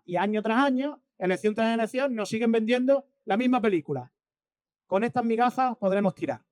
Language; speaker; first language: Spanish; native; Spanish